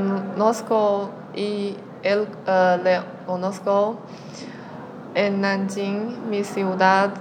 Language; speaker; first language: Spanish; non-native, learner; Chinese